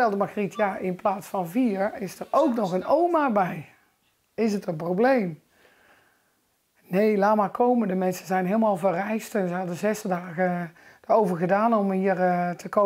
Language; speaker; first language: Dutch; native; Dutch